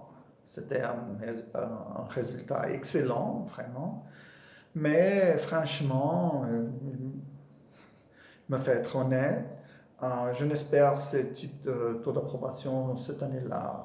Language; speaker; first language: French; non-native, fluent; Portuguese